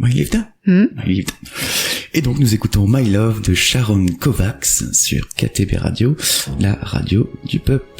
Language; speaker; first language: French; native; French